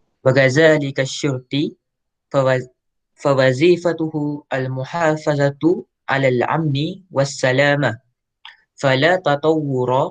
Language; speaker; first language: Arabic; non-native, learner; Malay